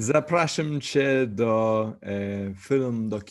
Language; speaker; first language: Polish; non-native, learner; English